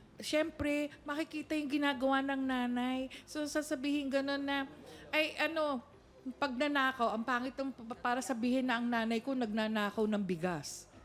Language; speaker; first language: Filipino; native; Filipino